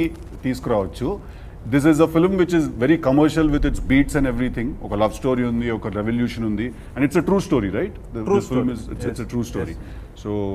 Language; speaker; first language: Telugu; native; Telugu